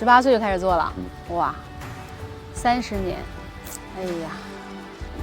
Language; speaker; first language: Chinese; native; Chinese